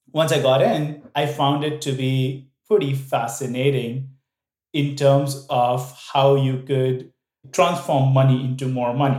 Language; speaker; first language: English; non-native, local second language; Hindi